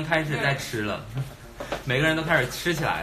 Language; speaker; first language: Chinese; native; Chinese